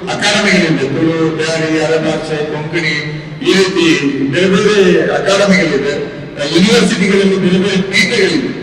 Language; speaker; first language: Kannada; non-native, local second language; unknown